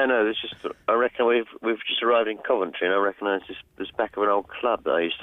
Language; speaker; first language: English; native; English